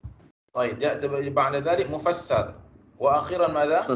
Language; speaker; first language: Arabic; non-native, fluent; Malay